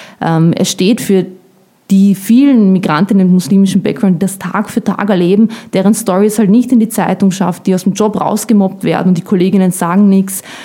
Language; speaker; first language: German; early bilingual, other home language; Bosnian